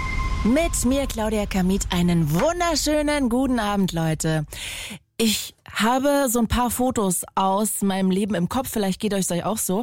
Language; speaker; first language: German; native; German